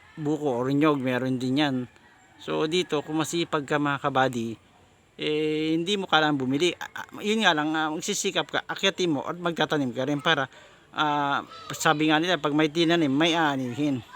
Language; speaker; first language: Filipino; non-native, local second language; Bikol